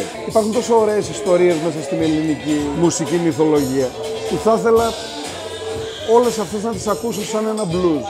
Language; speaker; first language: Greek; native; Greek